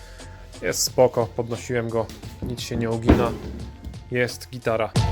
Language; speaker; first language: Polish; native; Polish